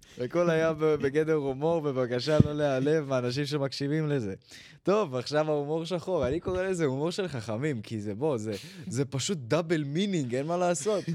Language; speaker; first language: Hebrew; native; Hebrew